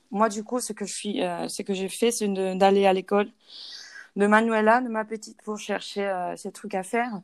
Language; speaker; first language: French; non-native, fluent; Spanish